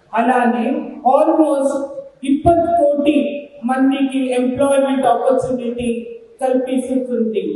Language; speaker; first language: Telugu; non-native, learner; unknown